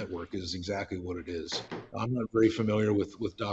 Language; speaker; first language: English; native; English